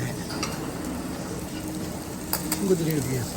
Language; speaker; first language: Korean; non-native, learner; Tibetan